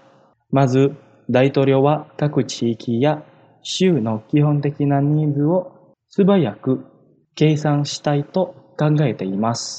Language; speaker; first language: Japanese; non-native, fluent; Indonesian